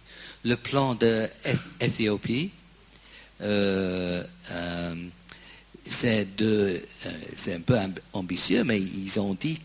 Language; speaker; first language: French; non-native, fluent; English